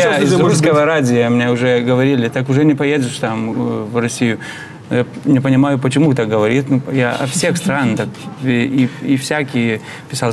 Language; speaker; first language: Russian; non-native, fluent; Lithuanian